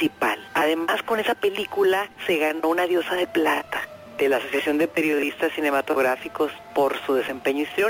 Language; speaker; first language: Spanish; native; Spanish